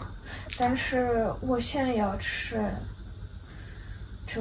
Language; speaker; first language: Chinese; non-native, learner; Ukrainian